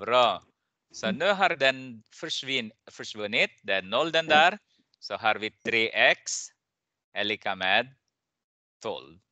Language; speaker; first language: Swedish; non-native, fluent; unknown